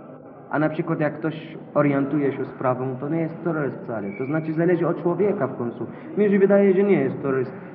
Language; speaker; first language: Polish; non-native, learner; Arabic